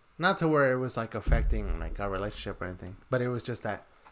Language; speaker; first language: English; early bilingual, other home language; Spanish